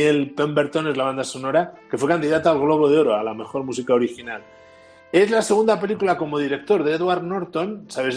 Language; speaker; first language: Spanish; native; Spanish